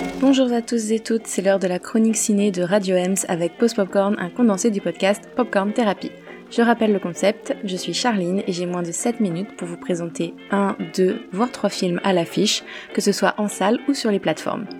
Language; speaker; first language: French; native; French